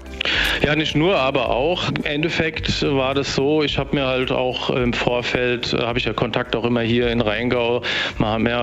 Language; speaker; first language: German; native; German